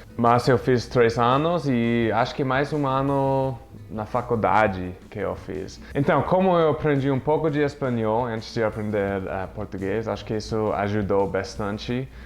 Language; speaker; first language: Portuguese; non-native, fluent; English